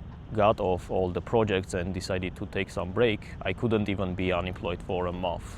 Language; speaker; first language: English; non-native, fluent; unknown